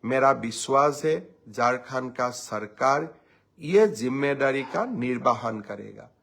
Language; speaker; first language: Hindi; non-native, local second language; Assamese